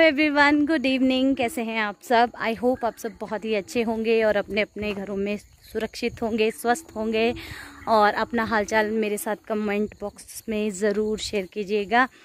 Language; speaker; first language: Hindi; non-native, local second language; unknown